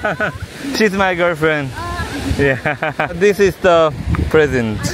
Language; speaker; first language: English; non-native, learner; Korean